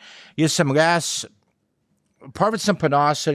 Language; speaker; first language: Slovenian; early bilingual, heritage; English